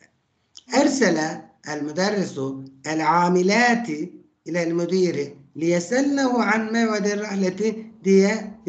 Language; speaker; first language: Arabic; non-native, fluent; Turkish